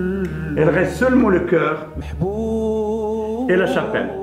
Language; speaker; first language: French; non-native, local second language; Arabic